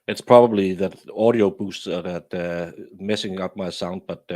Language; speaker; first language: English; non-native, fluent; Danish